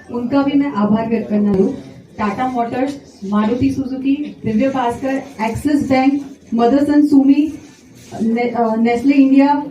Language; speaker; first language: Hindi; non-native, local second language; Gujarati